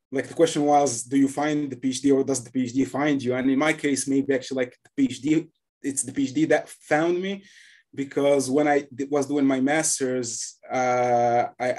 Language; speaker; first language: English; non-native, fluent; Arabic